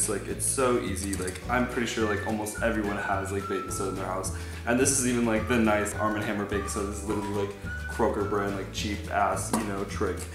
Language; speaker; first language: English; native; English